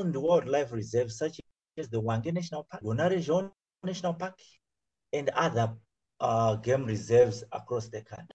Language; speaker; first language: English; non-native, local second language; Shona